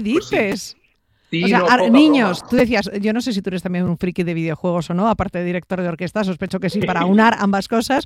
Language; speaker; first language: Spanish; native; Spanish